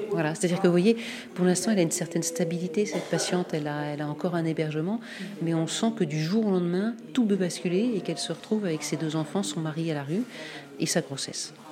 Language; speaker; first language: French; native; French